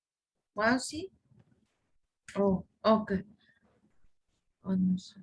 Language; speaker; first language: French; non-native, learner; Spanish